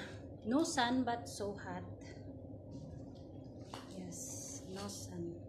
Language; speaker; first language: English; non-native, learner; Filipino